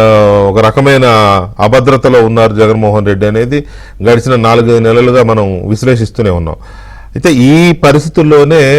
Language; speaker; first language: Telugu; native; Telugu